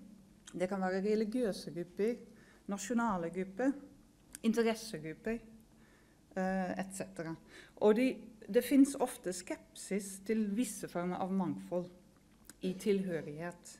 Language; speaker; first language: Norwegian; non-native, fluent; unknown